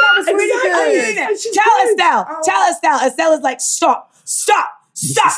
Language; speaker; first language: English; native; English